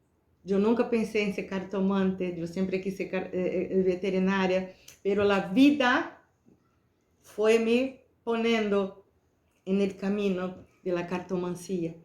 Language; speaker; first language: Spanish; non-native, fluent; Portuguese